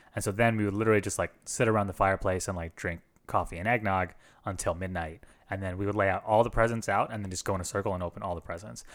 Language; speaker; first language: English; early bilingual, other home language; Filipino